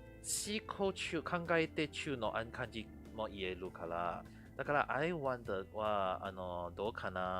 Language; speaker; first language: Japanese; non-native, fluent; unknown